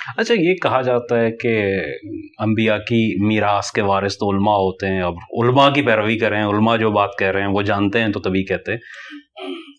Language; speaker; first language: Urdu; native; Urdu